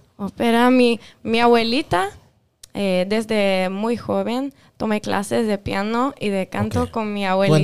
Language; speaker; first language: Spanish; non-native, local second language; French